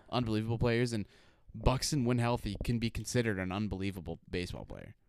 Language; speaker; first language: English; native; English